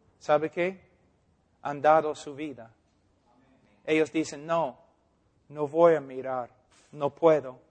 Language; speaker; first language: Spanish; non-native, fluent; English